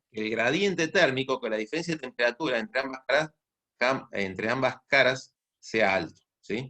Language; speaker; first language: Spanish; native; Spanish